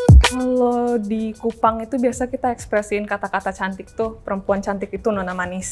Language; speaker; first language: Indonesian; native; Indonesian